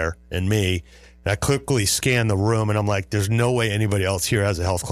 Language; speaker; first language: English; native; English